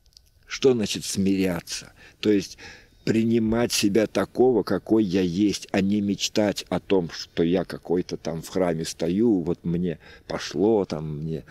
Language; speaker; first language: Russian; native; Russian